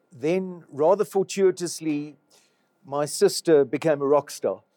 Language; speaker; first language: English; native; English